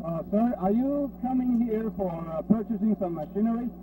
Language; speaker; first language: English; non-native, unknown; Chinese